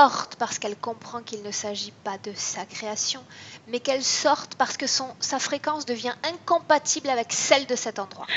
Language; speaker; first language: French; native; French